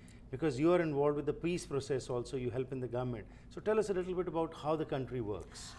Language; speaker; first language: English; non-native, fluent; Punjabi